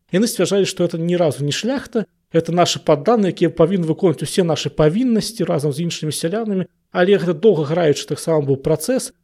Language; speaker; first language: Belarusian; non-native, local second language; Russian